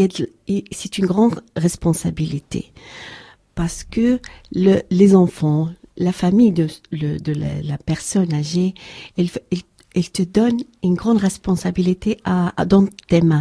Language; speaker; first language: French; non-native, learner; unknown